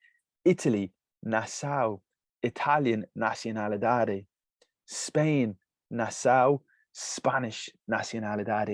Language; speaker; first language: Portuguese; non-native, fluent; English